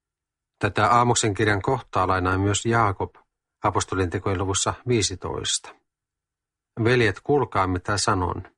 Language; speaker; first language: Finnish; native; Finnish